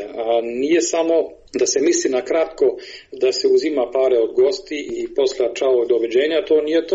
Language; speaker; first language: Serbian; non-native, learner; German